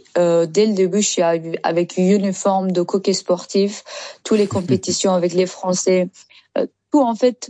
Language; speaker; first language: French; non-native, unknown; Persian